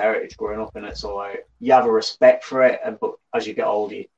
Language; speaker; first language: English; native; English